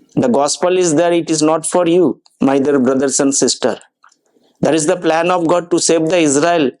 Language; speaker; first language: English; non-native, local second language; Bangla